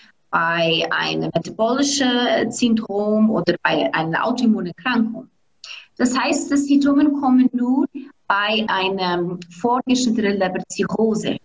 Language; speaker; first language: German; non-native, fluent; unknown